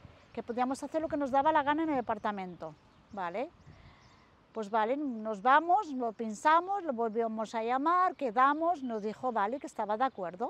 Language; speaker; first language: Spanish; native; Spanish